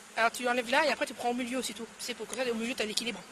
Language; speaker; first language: French; native; French